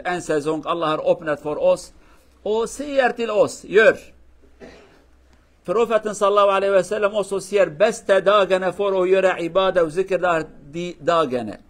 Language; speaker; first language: Swedish; non-native, fluent; Kurdish